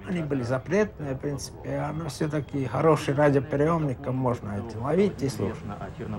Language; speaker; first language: Russian; native; Russian